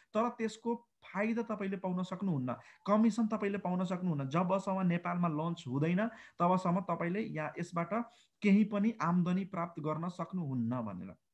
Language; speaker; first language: Nepali; non-native, local second language; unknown